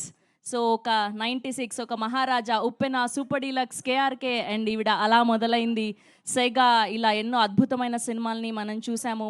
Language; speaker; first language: Telugu; native; Telugu